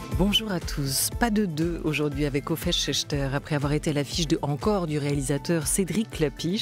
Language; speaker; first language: French; native; French